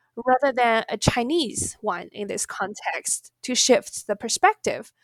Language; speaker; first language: English; non-native, fluent; Chinese